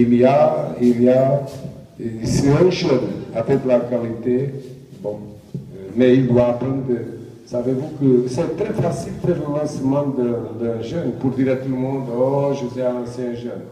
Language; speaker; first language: French; non-native, fluent; Portuguese